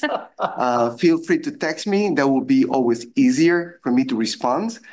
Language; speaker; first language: English; non-native, fluent; Spanish